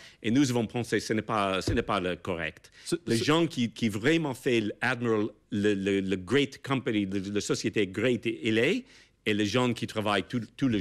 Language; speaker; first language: French; non-native, fluent; English